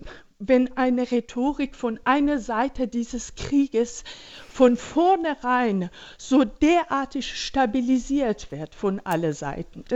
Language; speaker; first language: German; non-native, fluent; Persian